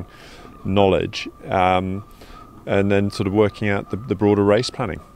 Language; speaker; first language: English; native; English